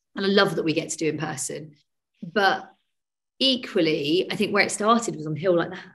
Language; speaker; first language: English; native; English